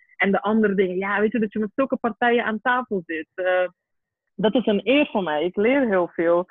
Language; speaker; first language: Dutch; early bilingual, other home language; Persian